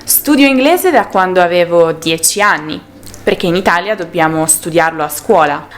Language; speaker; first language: Italian; native; Italian